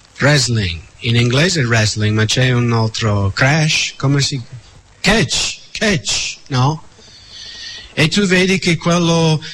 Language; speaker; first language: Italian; non-native, fluent; English